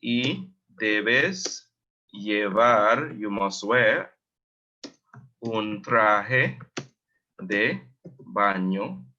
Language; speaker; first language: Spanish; non-native, fluent; English